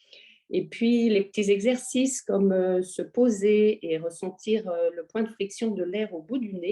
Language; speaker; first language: French; native; French